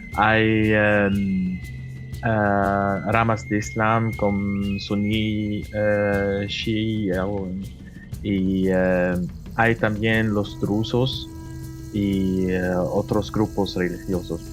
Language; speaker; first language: Spanish; non-native, fluent; Arabic